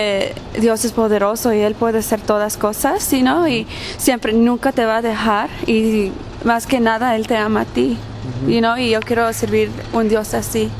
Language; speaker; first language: Spanish; early bilingual, heritage; Spanish